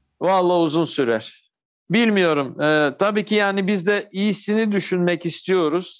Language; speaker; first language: Turkish; non-native, fluent; Russian